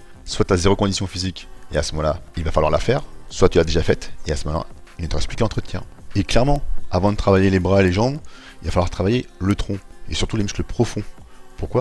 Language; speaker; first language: French; native; French